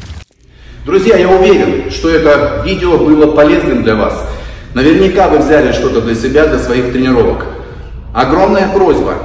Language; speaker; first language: Russian; native; Russian